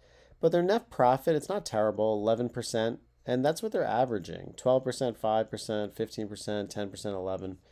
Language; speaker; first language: English; native; English